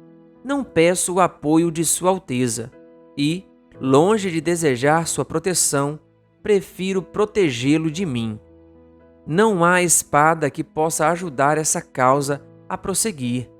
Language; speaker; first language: Portuguese; native; Portuguese